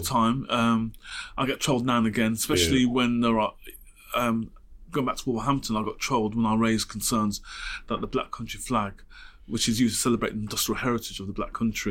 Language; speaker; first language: English; native; English